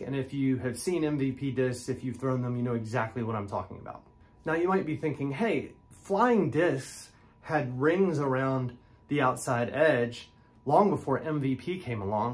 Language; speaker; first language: English; native; English